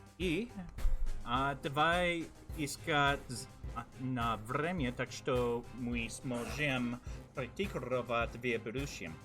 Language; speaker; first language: Russian; non-native, learner; English